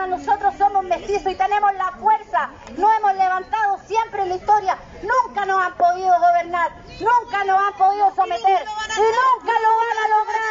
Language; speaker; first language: Spanish; native; Spanish